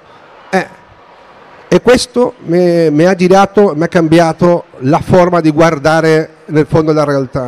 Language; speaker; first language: Italian; non-native, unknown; Spanish